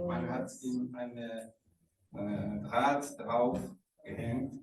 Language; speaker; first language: German; non-native, fluent; Rundi